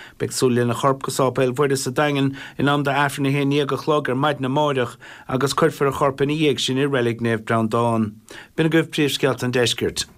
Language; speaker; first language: Irish; native; Irish